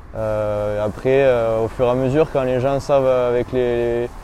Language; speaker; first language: French; native; French